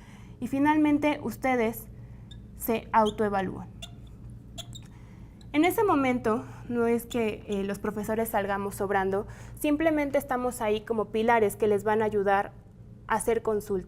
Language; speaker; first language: Spanish; native; Spanish